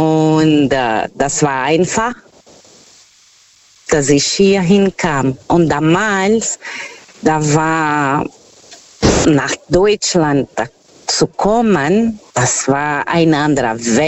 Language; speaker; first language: German; non-native, fluent; Portuguese